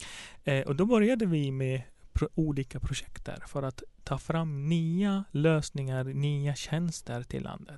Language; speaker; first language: Swedish; non-native, fluent; Arabic